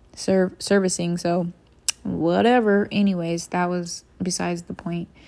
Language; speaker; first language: English; native; English